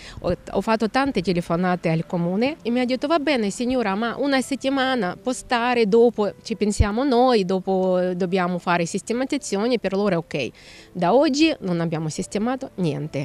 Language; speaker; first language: Italian; non-native, fluent; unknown